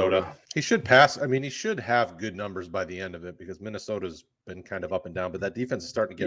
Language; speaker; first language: English; native; English